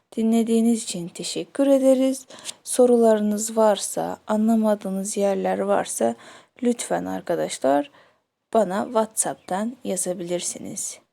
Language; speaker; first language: Turkish; non-native, fluent; Kyrgyz